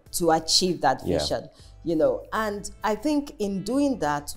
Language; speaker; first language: English; non-native, local second language; Yoruba